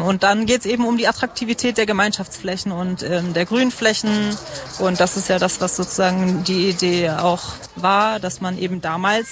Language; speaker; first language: German; native; German